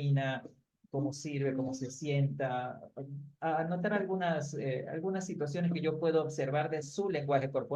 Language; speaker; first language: Spanish; native; Spanish